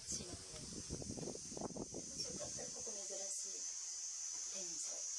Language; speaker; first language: Japanese; native; Japanese